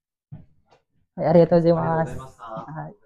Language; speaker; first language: Japanese; non-native, learner; Indonesian